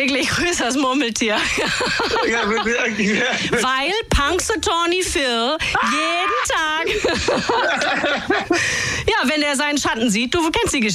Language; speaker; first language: German; native; German